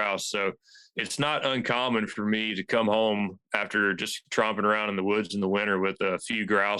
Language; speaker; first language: English; native; English